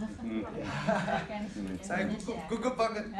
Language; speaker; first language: Indonesian; non-native, learner; English